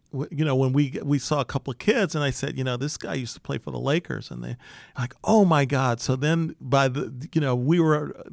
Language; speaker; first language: English; native; English